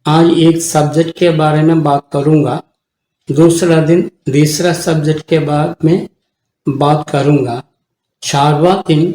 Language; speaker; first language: Hindi; non-native, local second language; Tamil